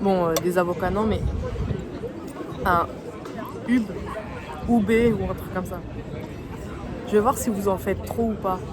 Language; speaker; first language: French; native; French